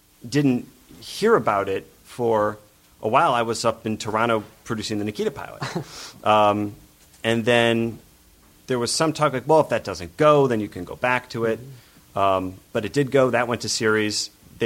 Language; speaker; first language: English; native; English